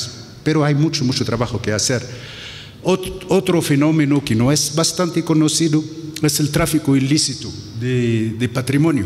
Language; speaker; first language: Spanish; non-native, fluent; Arabic